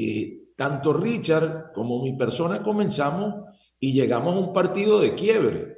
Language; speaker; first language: Spanish; native; Spanish